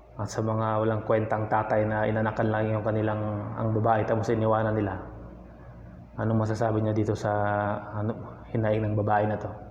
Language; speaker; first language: Filipino; native; Filipino